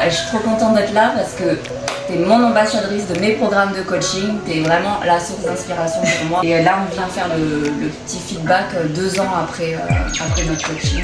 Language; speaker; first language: French; native; French